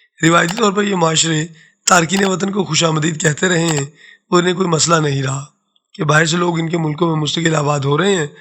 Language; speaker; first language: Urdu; non-native, local second language; Saraiki